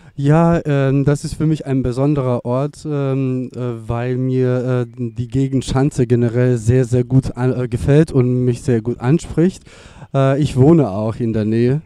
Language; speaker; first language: German; non-native, fluent; Serbian